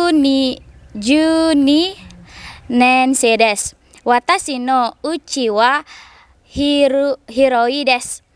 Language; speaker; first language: Japanese; non-native, learner; Indonesian